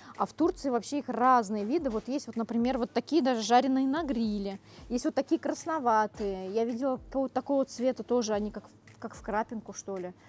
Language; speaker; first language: Russian; native; Russian